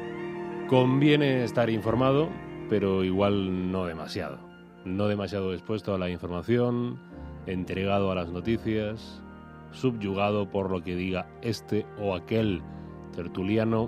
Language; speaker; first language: Spanish; native; Spanish